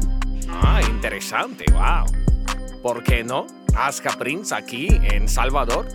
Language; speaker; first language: Spanish; non-native, learner; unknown